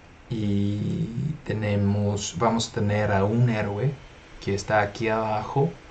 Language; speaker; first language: Spanish; non-native, fluent; English